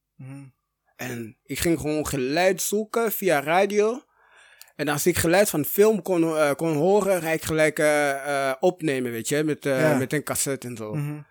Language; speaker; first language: Dutch; early bilingual, other home language; Portuguese